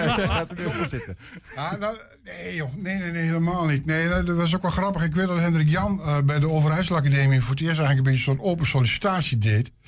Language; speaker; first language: Dutch; native; Dutch